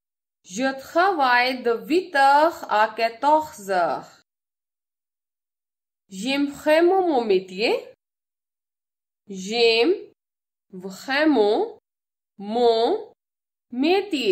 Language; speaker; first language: French; non-native, fluent; Hindi